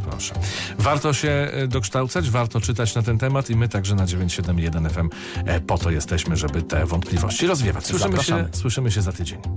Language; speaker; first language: Polish; native; Polish